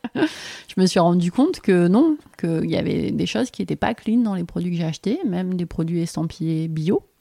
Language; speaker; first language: French; native; French